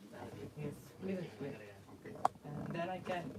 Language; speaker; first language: English; non-native, learner; Marathi